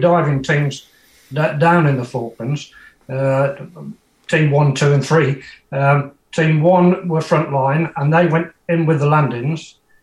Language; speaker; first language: English; native; English